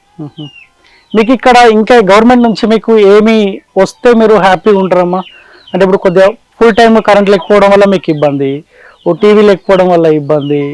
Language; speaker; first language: Telugu; native; Telugu